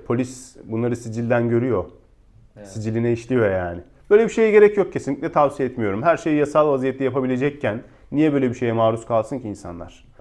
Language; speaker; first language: Turkish; native; Turkish